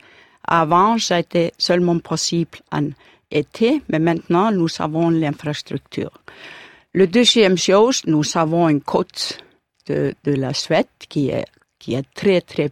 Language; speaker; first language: French; non-native, learner; Icelandic